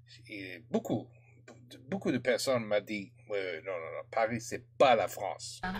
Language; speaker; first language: French; non-native, learner; English